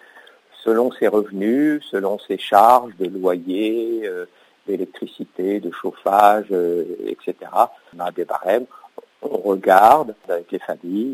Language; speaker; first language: French; native; French